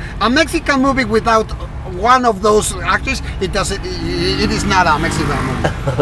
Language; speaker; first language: English; non-native, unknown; Spanish